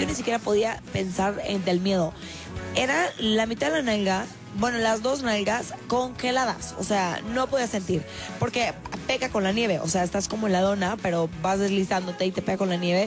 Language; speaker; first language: Spanish; native; Spanish